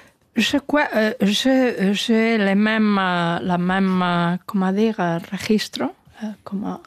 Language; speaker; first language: French; non-native, learner; Spanish